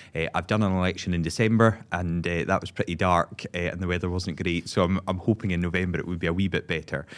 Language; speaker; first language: English; native; English